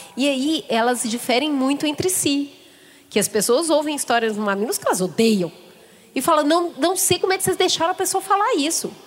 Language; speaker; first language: Portuguese; native; Portuguese